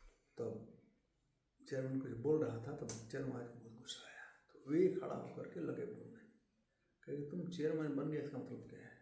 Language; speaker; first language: Hindi; native; Hindi